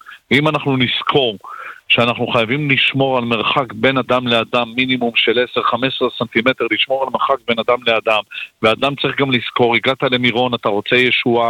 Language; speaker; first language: Hebrew; native; Hebrew